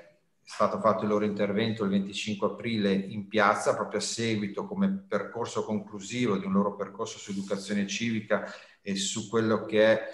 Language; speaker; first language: Italian; native; Italian